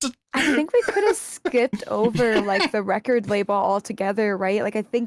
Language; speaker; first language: English; native; English